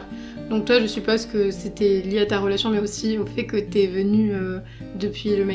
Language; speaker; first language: French; native; French